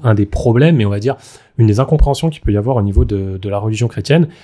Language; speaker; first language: French; native; French